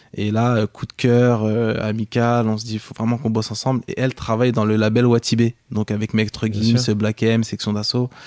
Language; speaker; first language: French; native; French